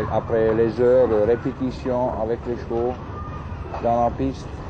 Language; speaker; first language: French; non-native, fluent; German